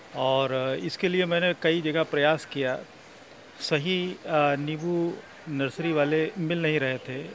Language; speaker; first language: Hindi; native; Hindi